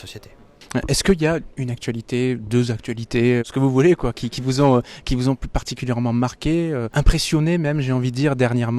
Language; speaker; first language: French; native; French